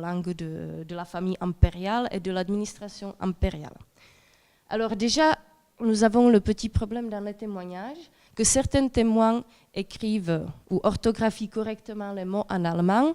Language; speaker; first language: French; non-native, fluent; Czech